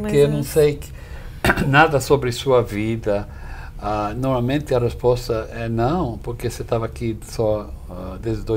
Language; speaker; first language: Portuguese; non-native, fluent; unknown